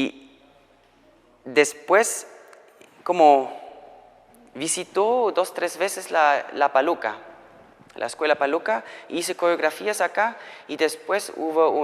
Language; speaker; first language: Spanish; non-native, fluent; German